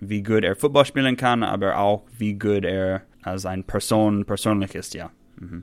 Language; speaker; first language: German; non-native, fluent; English